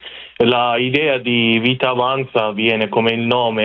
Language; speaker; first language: Italian; non-native, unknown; Persian